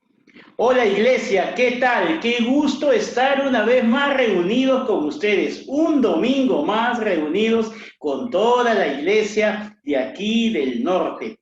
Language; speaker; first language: Spanish; native; Spanish